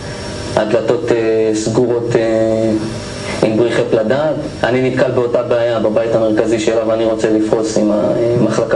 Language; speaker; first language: Hebrew; native; Hebrew